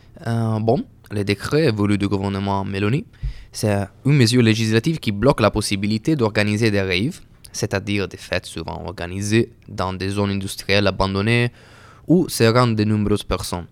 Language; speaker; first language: French; non-native, fluent; Italian